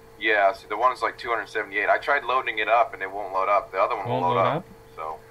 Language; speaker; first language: English; native; English